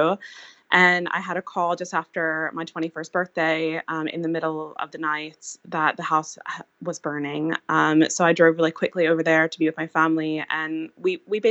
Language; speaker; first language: English; native; English